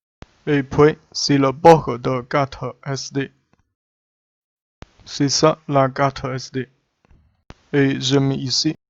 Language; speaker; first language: French; non-native, learner; Chinese